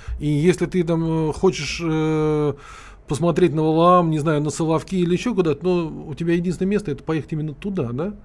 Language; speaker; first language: Russian; native; Russian